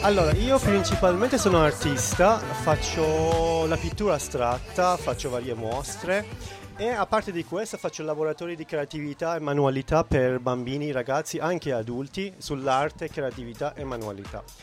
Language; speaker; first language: Italian; non-native, fluent; Persian